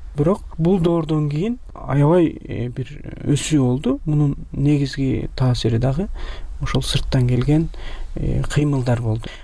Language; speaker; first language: Kyrgyz; native; Kyrgyz